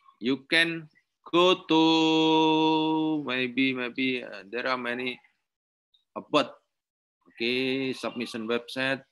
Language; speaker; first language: English; non-native, learner; Indonesian